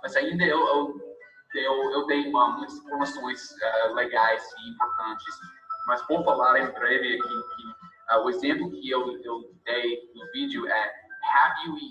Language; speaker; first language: Portuguese; non-native, fluent; English